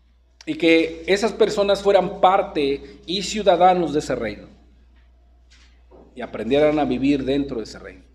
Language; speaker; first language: Spanish; native; Spanish